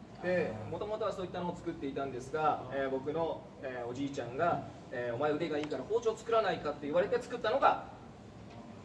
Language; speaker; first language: Japanese; native; Japanese